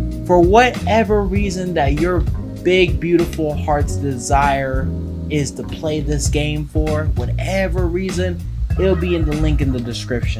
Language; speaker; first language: English; native; English